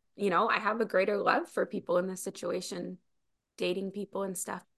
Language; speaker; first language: English; native; English